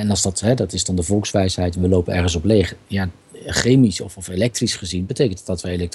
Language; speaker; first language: Dutch; native; Dutch